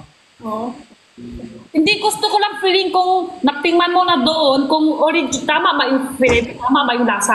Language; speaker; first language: Filipino; non-native, learner; Korean